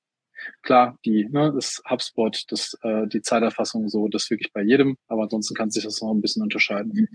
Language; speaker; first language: German; native; German